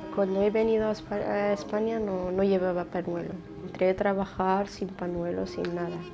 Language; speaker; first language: Spanish; non-native, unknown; Riffian